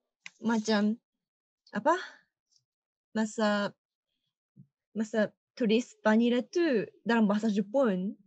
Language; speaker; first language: Indonesian; non-native, learner; Japanese